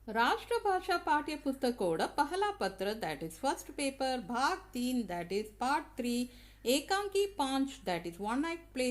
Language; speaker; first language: Hindi; non-native, local second language; Tamil